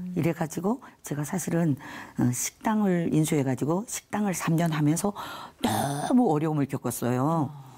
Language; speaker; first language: Korean; native; Korean